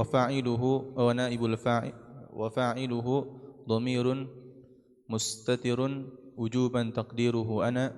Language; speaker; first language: Arabic; non-native, learner; Indonesian